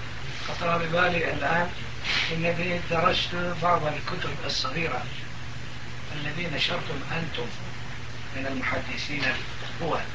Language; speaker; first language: Arabic; non-native, fluent; Turkish